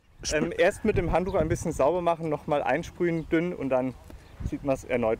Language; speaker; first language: German; native; German